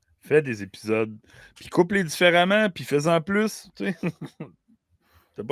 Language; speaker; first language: French; native; French